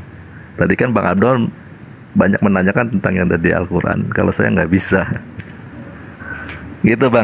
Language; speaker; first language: Indonesian; native; Indonesian